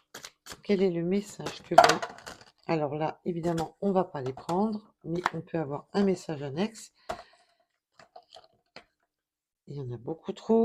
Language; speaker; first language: French; native; French